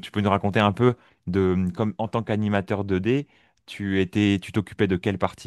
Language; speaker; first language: French; native; French